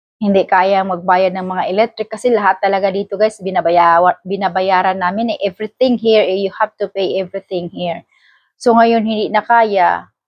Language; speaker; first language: Filipino; non-native, local second language; Cebuano